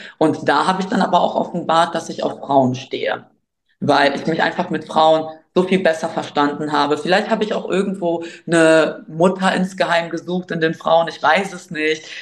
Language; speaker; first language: German; early bilingual, other home language; Albanian